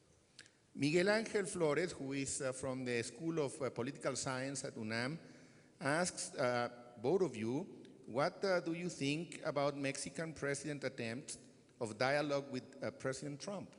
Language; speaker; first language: English; non-native, fluent; Spanish